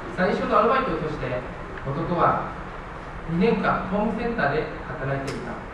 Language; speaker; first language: Japanese; non-native, fluent; Chinese